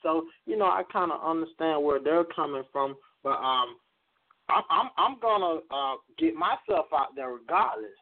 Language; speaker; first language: English; native; English